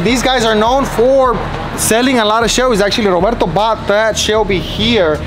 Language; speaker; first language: English; early bilingual, other home language; Spanish